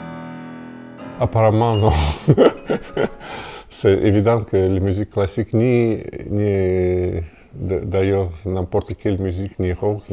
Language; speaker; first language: French; non-native, fluent; Russian